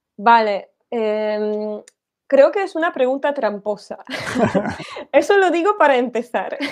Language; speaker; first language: Spanish; non-native, fluent; Polish